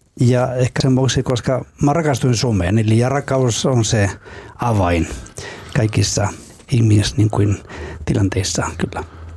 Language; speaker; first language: Finnish; non-native, fluent; Spanish